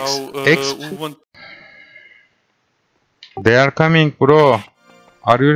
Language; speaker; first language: English; non-native, learner; Turkish